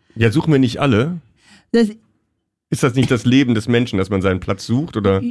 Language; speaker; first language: German; native; German